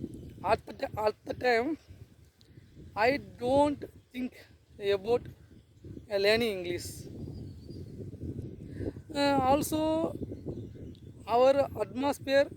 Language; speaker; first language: English; non-native, learner; Tamil